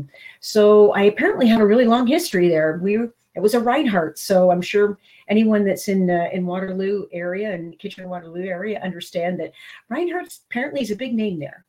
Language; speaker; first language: English; native; English